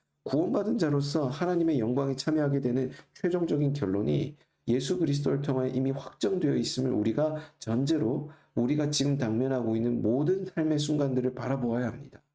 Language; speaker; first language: Korean; native; Korean